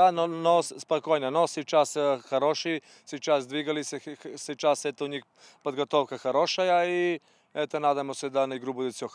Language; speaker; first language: Russian; non-native, learner; Serbian